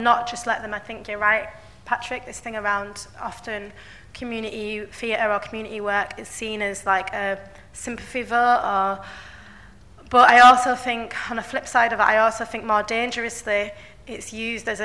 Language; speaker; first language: English; native; English